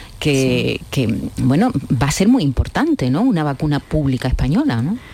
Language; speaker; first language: Spanish; native; Spanish